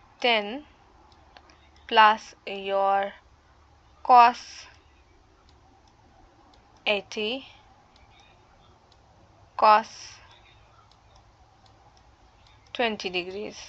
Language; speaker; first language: English; non-native, local second language; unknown